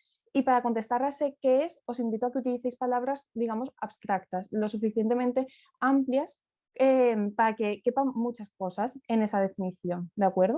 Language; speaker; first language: Spanish; native; Spanish